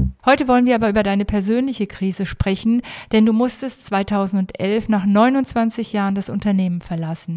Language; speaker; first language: German; native; German